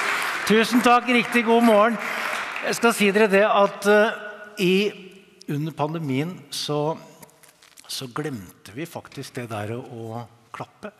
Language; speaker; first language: Norwegian; native; Norwegian